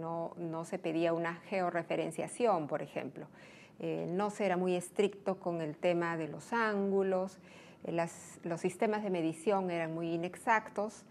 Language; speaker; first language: Spanish; native; Spanish